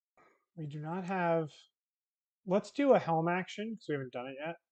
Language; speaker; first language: English; native; English